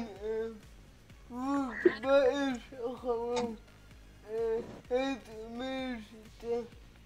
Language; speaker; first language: Dutch; early bilingual, other home language; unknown